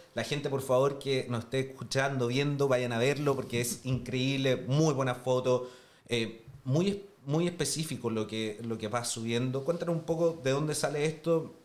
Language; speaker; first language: Spanish; native; Spanish